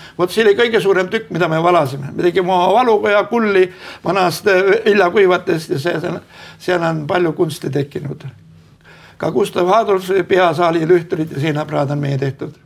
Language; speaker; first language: Estonian; native; Estonian